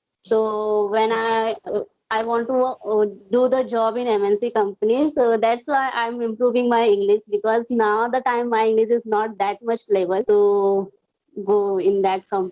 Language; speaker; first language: English; non-native, learner; Hindi